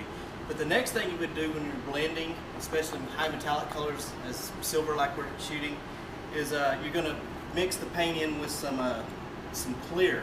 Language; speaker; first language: English; native; English